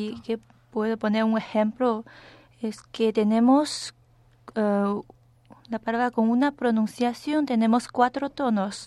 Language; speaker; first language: Spanish; non-native, fluent; Chinese